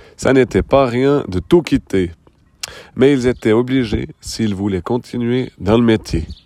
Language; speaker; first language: French; native; French